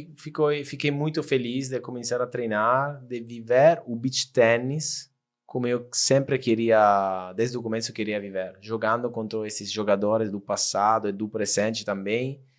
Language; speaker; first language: Portuguese; non-native, fluent; Italian